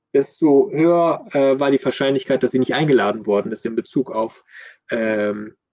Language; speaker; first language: German; early bilingual, other home language; Persian